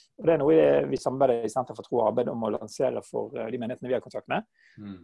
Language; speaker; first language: Norwegian; native; Norwegian